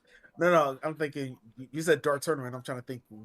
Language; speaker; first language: English; native; English